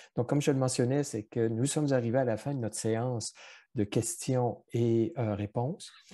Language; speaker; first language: French; native; French